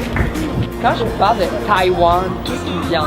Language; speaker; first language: French; native; French